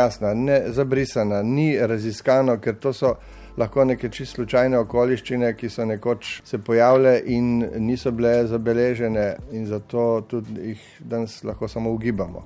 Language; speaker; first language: Slovenian; native; Slovenian